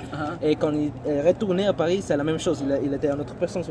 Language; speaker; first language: French; non-native, learner; English